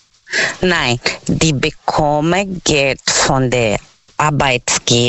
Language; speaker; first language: German; non-native, learner; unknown